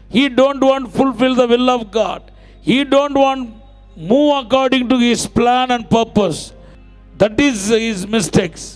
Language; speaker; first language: English; non-native, local second language; Telugu